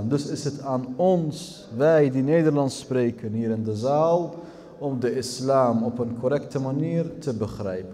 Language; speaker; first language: Dutch; early bilingual, other home language; Arabic